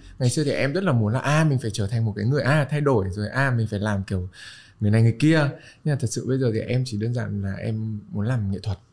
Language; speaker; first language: Vietnamese; native; Vietnamese